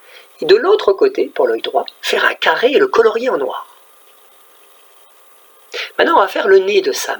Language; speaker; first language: French; native; French